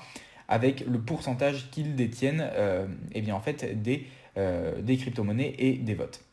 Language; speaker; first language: French; native; French